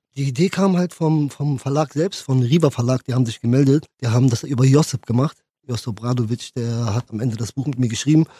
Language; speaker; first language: German; early bilingual, other home language; Kurdish